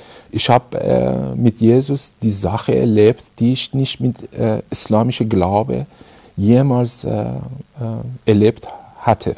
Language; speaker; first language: German; non-native, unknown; Persian